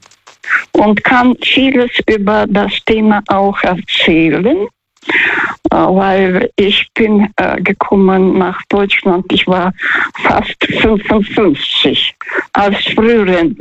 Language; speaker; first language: German; non-native, fluent; Russian